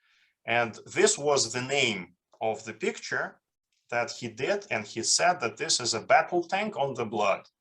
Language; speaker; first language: English; non-native, fluent; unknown